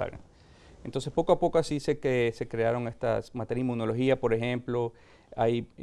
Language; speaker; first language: Spanish; native; Spanish